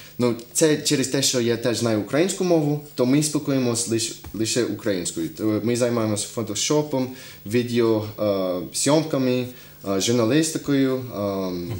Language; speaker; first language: Ukrainian; non-native, fluent; English